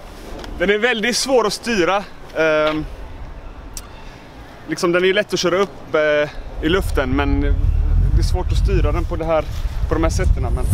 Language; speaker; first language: Swedish; native; Swedish